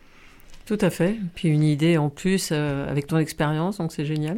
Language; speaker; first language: French; native; French